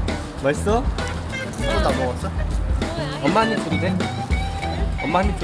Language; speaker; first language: Korean; native; Korean